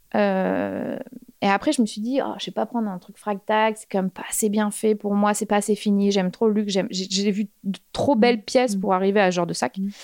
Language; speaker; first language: French; native; French